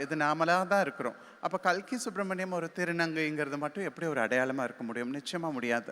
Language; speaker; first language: Tamil; native; Tamil